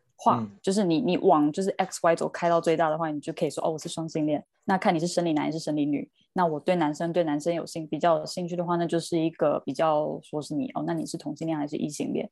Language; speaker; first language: Chinese; early bilingual, heritage; Chinese